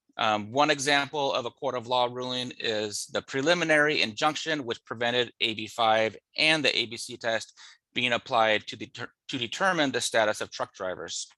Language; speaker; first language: English; native; English